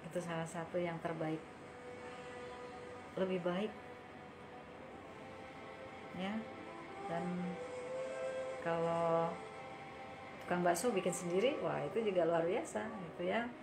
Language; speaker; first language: Indonesian; native; Indonesian